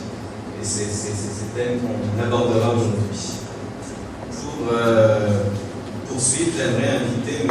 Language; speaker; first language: French; native; French